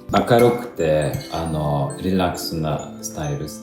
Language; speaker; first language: Japanese; non-native, fluent; Lithuanian